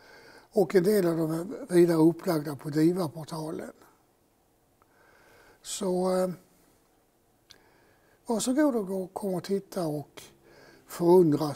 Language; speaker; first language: Swedish; native; Swedish